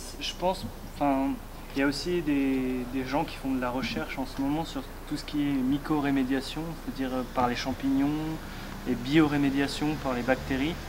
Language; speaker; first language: French; native; French